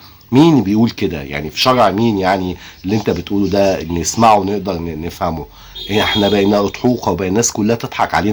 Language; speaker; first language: Arabic; native; Arabic